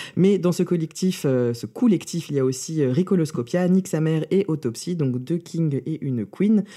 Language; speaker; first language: French; early bilingual, other home language; Russian